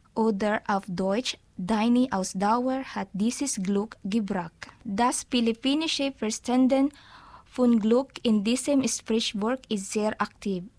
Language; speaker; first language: German; non-native, learner; Filipino